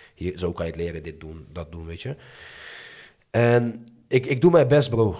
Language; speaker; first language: Dutch; early bilingual, other home language; Azerbaijani